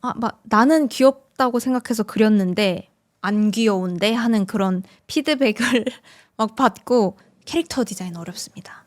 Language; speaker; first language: Korean; native; Korean